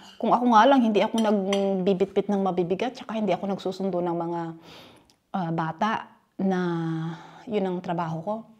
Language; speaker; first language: Filipino; non-native, local second language; Pampanga